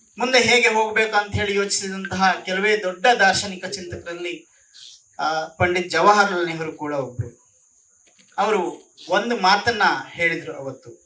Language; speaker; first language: Kannada; native; Kannada